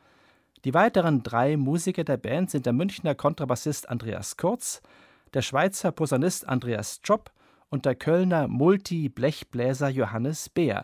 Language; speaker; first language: German; native; German